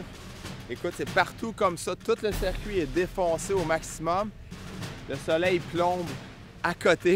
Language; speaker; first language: French; native; French